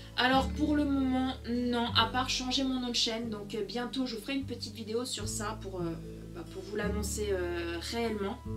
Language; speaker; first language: French; early bilingual, other home language; Portuguese